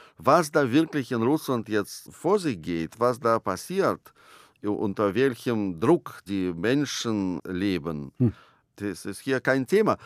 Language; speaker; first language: German; non-native, fluent; Russian